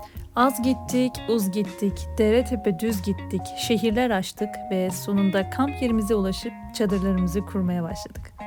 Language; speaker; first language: Turkish; native; Turkish